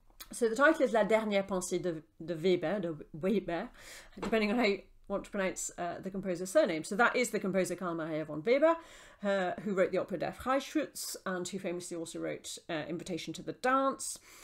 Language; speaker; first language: English; native; English